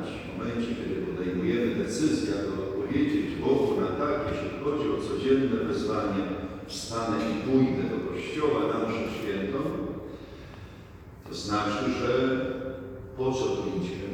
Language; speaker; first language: Polish; native; Polish